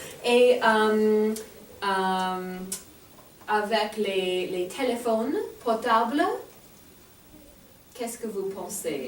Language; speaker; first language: French; non-native, fluent; English